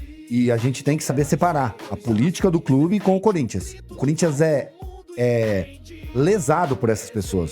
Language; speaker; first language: Portuguese; native; Portuguese